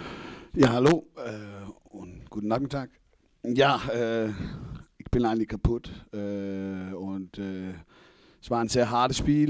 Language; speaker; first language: German; non-native, fluent; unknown